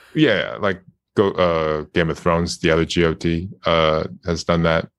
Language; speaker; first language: English; non-native, fluent; Japanese